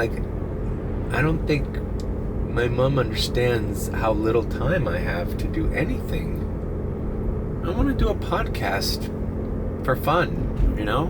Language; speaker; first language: English; early bilingual, other home language; Spanish